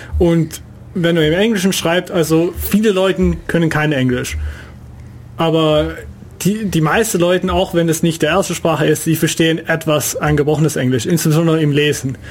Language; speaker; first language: German; non-native, fluent; Dutch